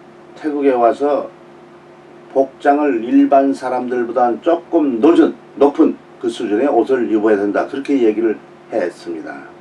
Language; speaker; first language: Korean; native; Korean